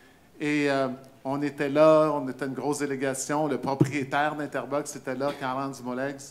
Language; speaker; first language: French; native; French